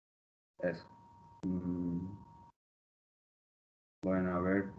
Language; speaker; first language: Spanish; native; Spanish